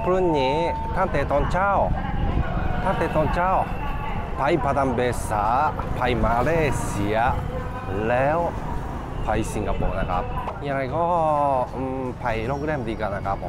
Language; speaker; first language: Thai; non-native, learner; Japanese